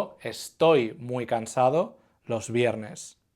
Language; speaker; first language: Spanish; non-native, fluent; English